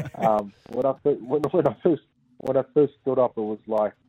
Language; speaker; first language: English; native; English